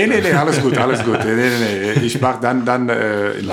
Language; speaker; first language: German; non-native, learner; Croatian